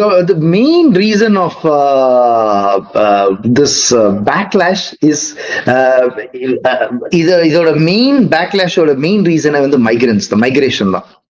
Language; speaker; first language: English; non-native, local second language; Tamil